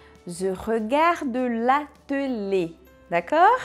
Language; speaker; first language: French; non-native, fluent; Portuguese